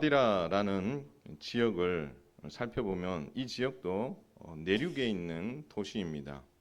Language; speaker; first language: Korean; native; Korean